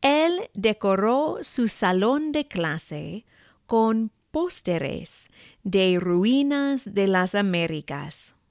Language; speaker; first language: Spanish; non-native, fluent; English